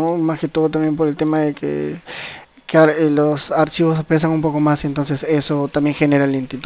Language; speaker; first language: Spanish; native; Spanish